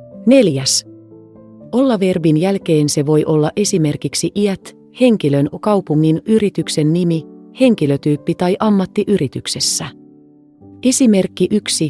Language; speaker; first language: Finnish; non-native, fluent; Vietnamese